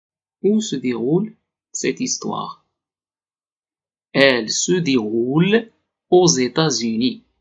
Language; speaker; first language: French; non-native, local second language; Arabic